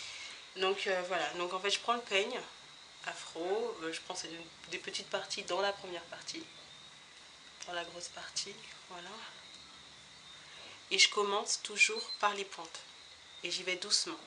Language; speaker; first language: French; native; French